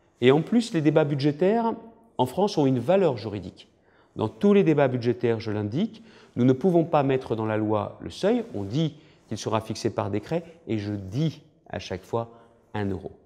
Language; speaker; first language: French; native; French